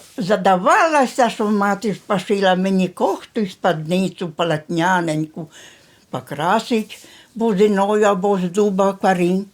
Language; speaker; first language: Ukrainian; native; Ukrainian